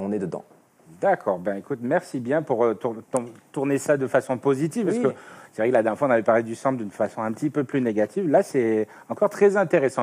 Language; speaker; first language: French; native; French